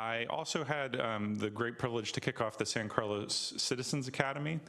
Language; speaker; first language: English; native; English